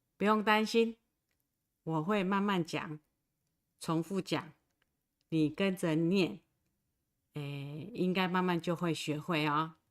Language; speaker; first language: Chinese; native; Chinese